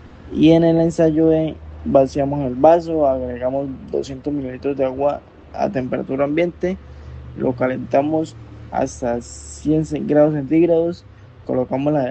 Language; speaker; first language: Spanish; native; Spanish